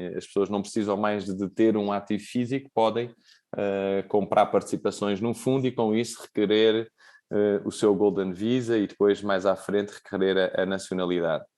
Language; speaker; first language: Portuguese; native; Portuguese